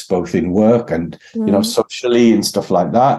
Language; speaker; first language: English; native; English